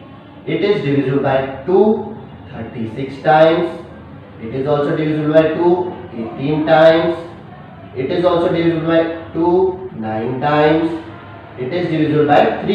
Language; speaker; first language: English; non-native, local second language; Hindi